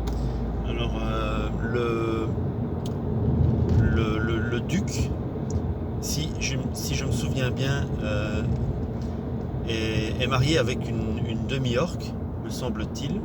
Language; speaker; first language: French; native; French